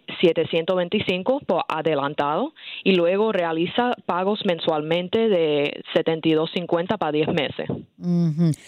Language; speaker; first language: Spanish; early bilingual, heritage; English